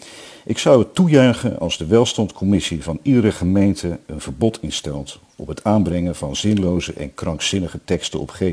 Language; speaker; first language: Dutch; native; Dutch